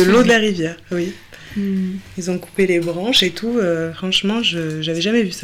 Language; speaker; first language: French; native; French